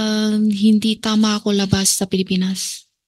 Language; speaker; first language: Filipino; non-native, learner; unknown